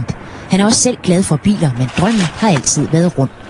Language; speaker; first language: Danish; native; Danish